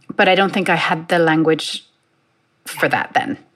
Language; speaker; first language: English; native; English